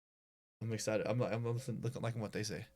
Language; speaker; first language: English; native; English